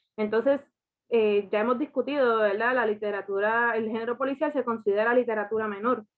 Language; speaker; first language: Spanish; early bilingual, heritage; Spanish